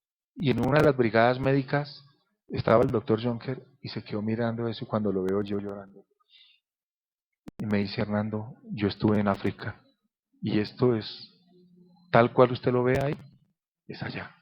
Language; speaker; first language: Spanish; native; Spanish